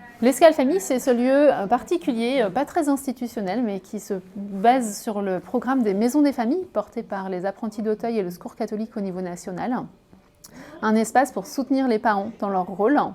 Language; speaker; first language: French; native; French